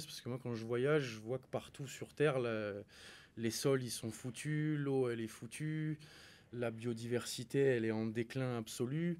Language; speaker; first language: French; native; French